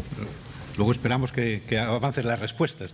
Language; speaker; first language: Spanish; native; Spanish